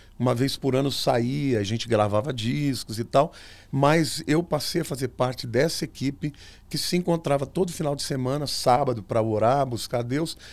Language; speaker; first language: Portuguese; native; Portuguese